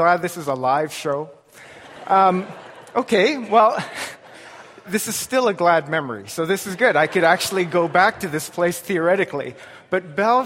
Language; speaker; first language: English; native; English